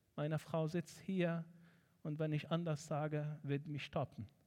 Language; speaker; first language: German; non-native, fluent; Arabic